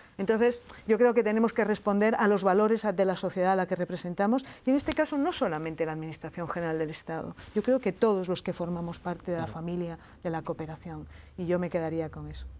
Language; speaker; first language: Spanish; native; Spanish